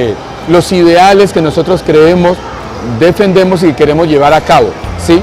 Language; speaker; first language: Spanish; native; Spanish